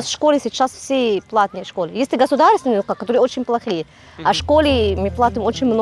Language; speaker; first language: Russian; non-native, fluent; Arabic